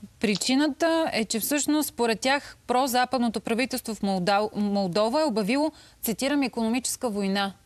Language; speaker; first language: Bulgarian; native; Bulgarian